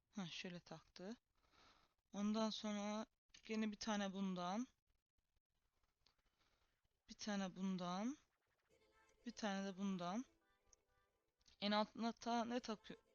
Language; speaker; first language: Turkish; native; Turkish